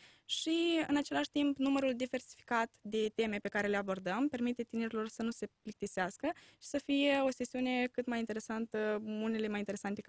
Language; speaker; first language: Romanian; native; Romanian